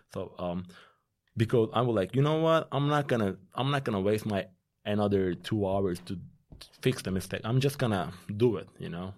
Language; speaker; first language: English; non-native, fluent; Turkish